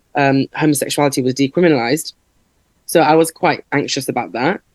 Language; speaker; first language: English; native; English